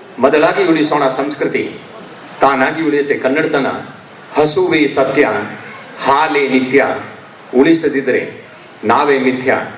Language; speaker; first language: Kannada; non-native, local second language; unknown